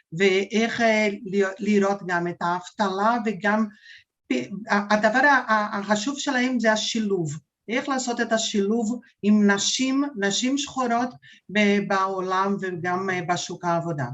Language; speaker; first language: Hebrew; non-native, fluent; Portuguese